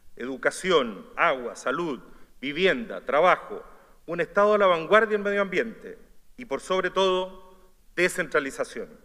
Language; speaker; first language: Spanish; native; Spanish